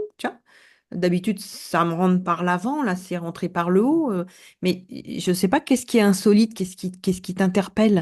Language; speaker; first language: French; native; French